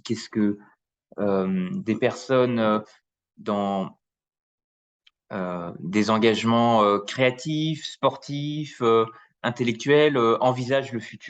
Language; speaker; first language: French; native; French